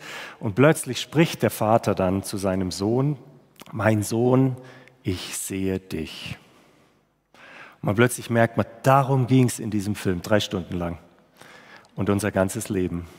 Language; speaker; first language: German; native; German